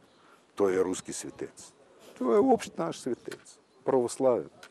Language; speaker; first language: Bulgarian; non-native, fluent; Russian